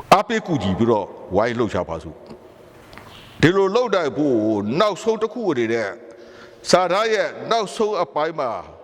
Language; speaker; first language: Burmese; non-native, local second language; S'gaw Karen